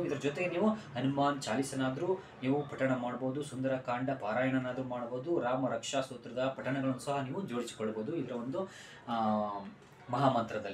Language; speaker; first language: Kannada; native; Kannada